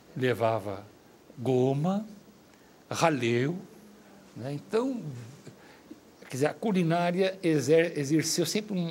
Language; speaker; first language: Portuguese; native; Portuguese